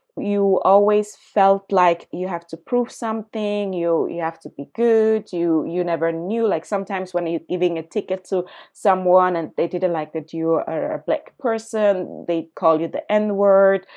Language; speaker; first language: English; early bilingual, other home language; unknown